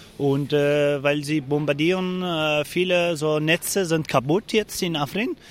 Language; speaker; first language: German; non-native, learner; Kurdish